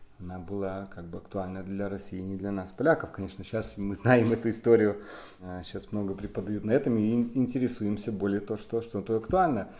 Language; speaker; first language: Russian; non-native, local second language; Polish